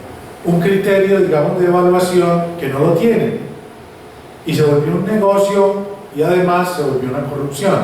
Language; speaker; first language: Spanish; native; Spanish